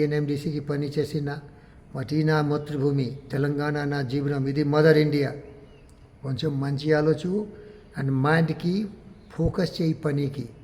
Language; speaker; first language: Telugu; non-native, learner; Hindi